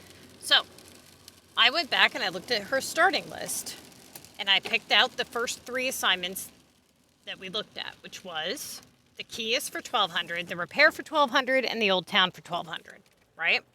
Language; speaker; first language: English; native; English